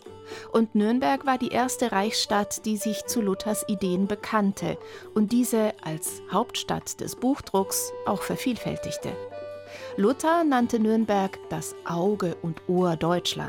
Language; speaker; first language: German; native; German